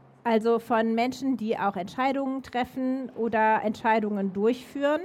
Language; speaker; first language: German; native; German